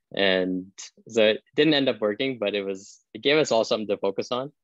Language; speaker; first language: English; native; English